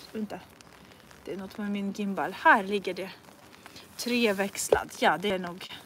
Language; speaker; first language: Swedish; non-native, fluent; Russian